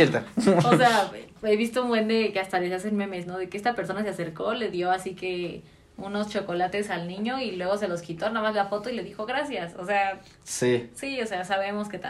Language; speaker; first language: Spanish; native; Spanish